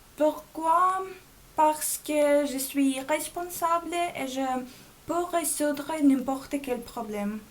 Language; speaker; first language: French; non-native, learner; Ukrainian